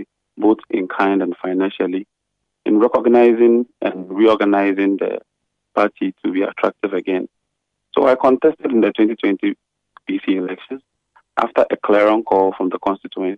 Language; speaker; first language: English; non-native, local second language; Ga